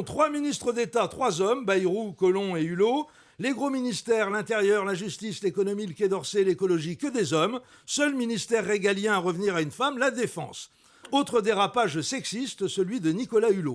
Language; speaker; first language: French; native; French